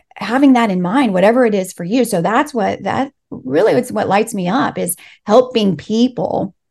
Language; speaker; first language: English; early bilingual, other home language; Spanish